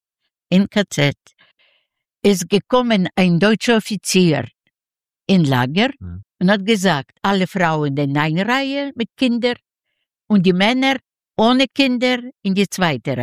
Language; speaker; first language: German; non-native, learner; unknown